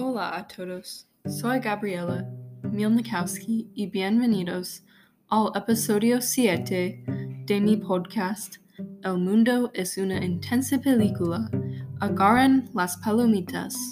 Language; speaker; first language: Spanish; non-native, learner; English